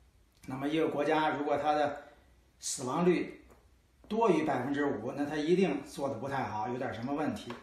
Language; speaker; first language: Chinese; native; Chinese